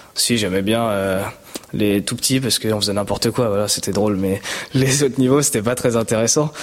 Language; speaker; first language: French; native; French